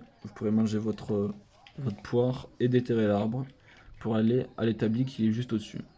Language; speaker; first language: French; native; French